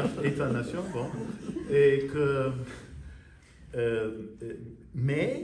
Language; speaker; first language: French; non-native, fluent; English